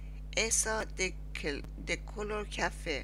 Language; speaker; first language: Spanish; non-native, learner; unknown